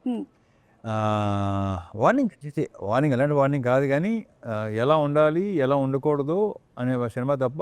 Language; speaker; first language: Telugu; native; Telugu